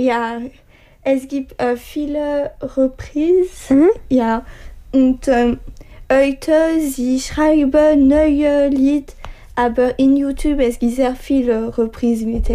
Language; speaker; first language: German; non-native, learner; French